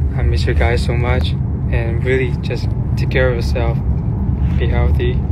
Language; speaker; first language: English; non-native, learner; Chinese